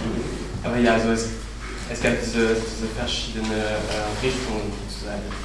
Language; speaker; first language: German; non-native, fluent; French